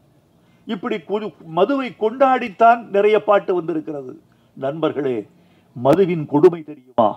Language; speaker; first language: Tamil; native; Tamil